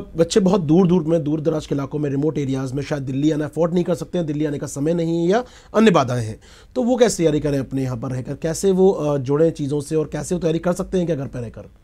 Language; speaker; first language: Hindi; native; Hindi